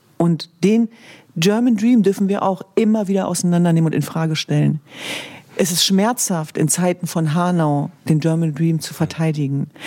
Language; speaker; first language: German; early bilingual, other home language; Kurdish